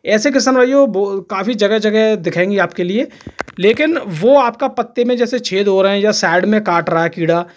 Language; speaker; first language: Hindi; native; Hindi